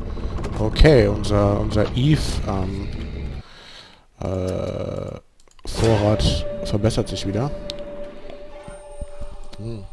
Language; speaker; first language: German; native; German